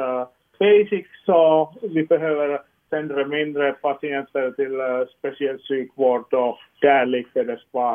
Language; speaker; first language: Swedish; non-native, local second language; Finnish